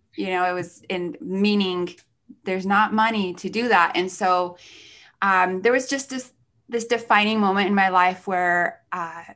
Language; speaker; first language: English; early bilingual, other home language; Spanish